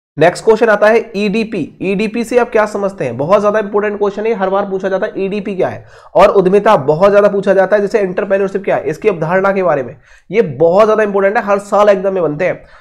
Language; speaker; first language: Hindi; native; Hindi